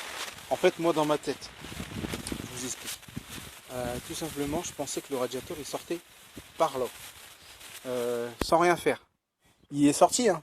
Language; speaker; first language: French; native; French